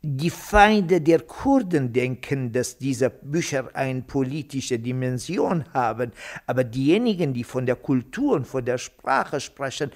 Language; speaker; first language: German; non-native, fluent; Kurdish